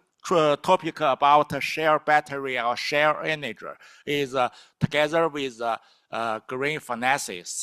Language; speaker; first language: English; non-native, learner; Chinese